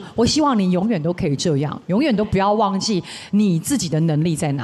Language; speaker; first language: Chinese; native; Chinese